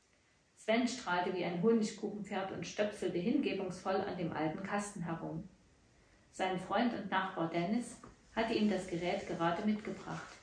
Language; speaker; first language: German; native; German